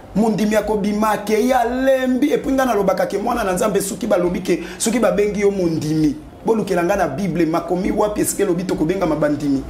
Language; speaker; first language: Lingala; native; Lingala